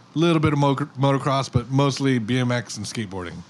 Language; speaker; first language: English; native; English